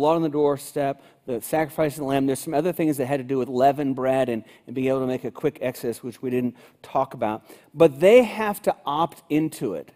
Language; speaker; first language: English; native; English